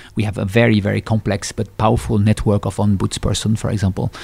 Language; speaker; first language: English; non-native, fluent; French